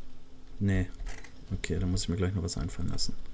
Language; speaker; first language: German; native; German